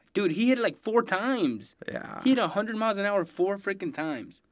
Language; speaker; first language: English; native; English